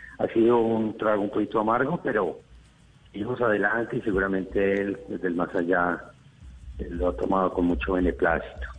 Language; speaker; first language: Spanish; native; Spanish